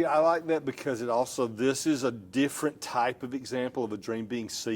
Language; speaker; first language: English; native; English